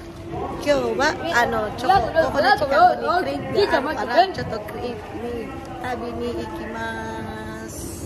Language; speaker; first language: Japanese; non-native, fluent; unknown